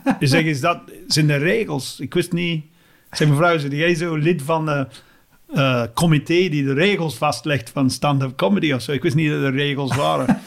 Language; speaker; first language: Dutch; non-native, fluent; English